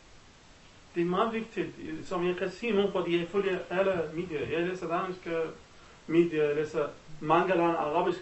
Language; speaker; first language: Danish; non-native, learner; Arabic